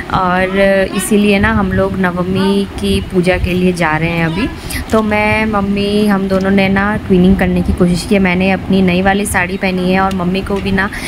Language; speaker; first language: Hindi; non-native, local second language; Bangla